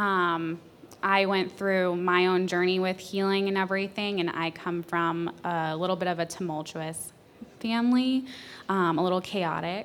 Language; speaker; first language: English; native; English